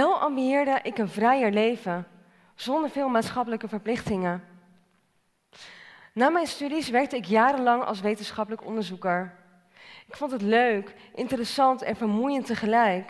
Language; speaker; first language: Dutch; native; Dutch